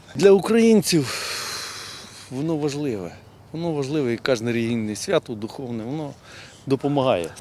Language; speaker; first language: Ukrainian; native; Ukrainian